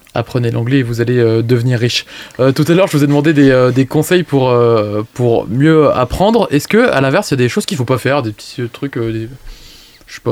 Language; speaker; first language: French; native; French